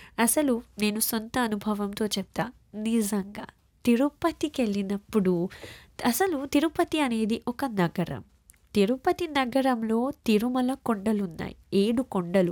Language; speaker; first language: Telugu; early bilingual, heritage; Telugu